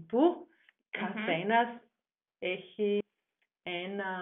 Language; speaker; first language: Greek; non-native, learner; German